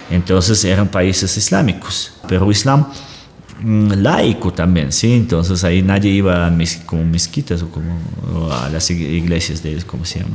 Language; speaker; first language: Spanish; non-native, fluent; Russian